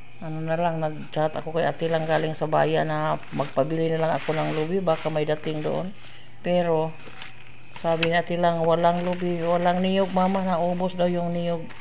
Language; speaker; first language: Filipino; non-native, local second language; Cebuano